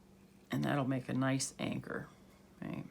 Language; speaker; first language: English; native; English